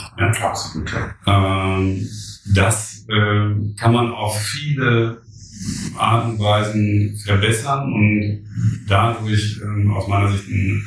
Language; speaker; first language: German; native; German